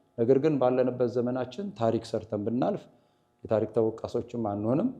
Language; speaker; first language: Amharic; native; Amharic